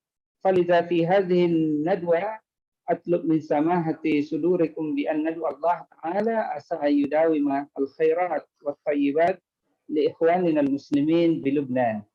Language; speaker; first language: Arabic; non-native, fluent; Indonesian